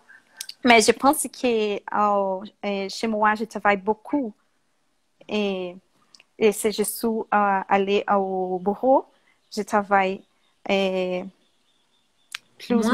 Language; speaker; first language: French; non-native, learner; Portuguese